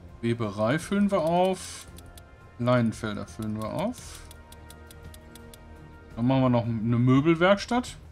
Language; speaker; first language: German; native; German